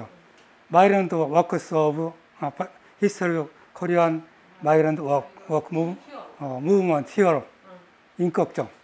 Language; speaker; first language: English; non-native, learner; Korean